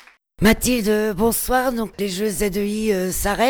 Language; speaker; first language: French; native; French